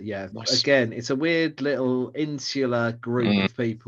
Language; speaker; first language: English; native; English